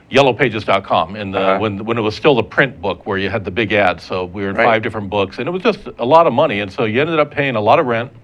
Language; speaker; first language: English; native; English